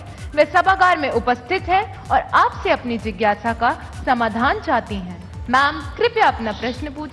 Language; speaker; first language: Hindi; native; Hindi